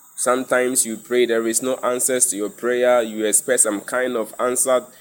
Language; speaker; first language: English; non-native, local second language; Akan